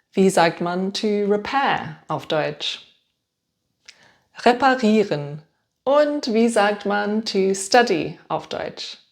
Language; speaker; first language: German; non-native, fluent; English